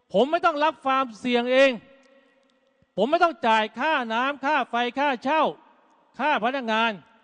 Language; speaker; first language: Thai; native; Thai